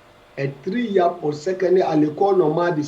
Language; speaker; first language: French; non-native, fluent; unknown